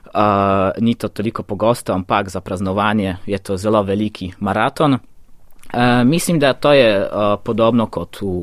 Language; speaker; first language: Slovenian; non-native, fluent; Polish